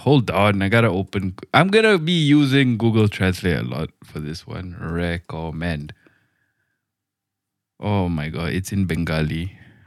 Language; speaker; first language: English; non-native, local second language; Malay